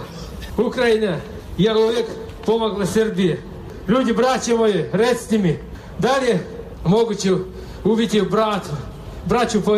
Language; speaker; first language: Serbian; non-native, fluent; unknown